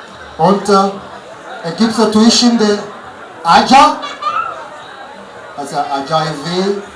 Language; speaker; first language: German; non-native, learner; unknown